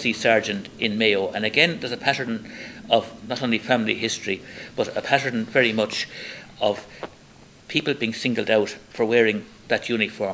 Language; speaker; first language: English; native; English